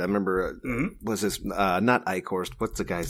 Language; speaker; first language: English; native; English